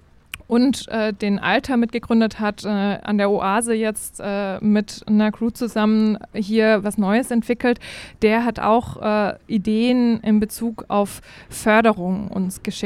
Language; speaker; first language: German; native; German